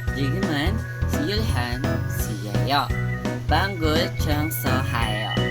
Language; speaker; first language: Korean; non-native, learner; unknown